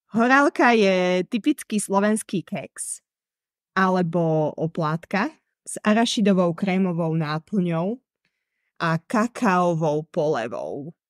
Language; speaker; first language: Slovak; native; Slovak